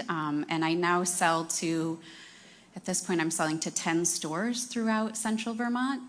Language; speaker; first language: English; native; English